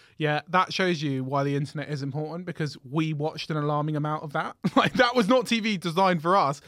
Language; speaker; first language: English; native; English